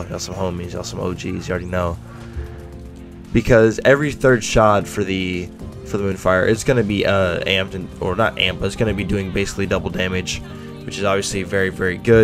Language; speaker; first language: English; native; English